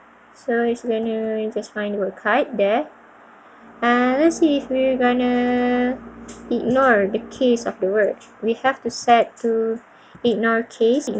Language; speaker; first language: English; non-native, local second language; Malay